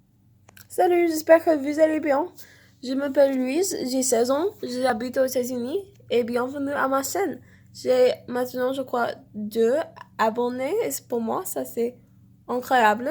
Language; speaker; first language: French; non-native, learner; English